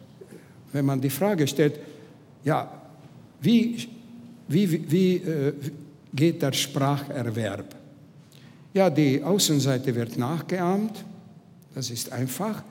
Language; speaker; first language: German; non-native, fluent; Hungarian